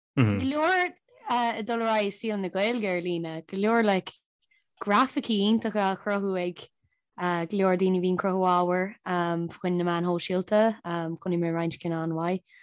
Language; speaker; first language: Irish; native; Irish